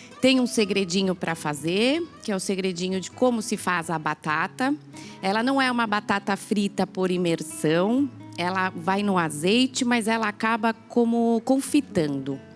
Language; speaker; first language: Portuguese; native; Portuguese